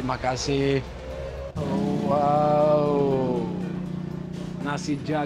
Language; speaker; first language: Indonesian; non-native, learner; Italian